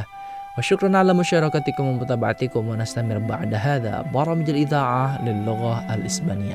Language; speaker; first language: Arabic; non-native, fluent; Indonesian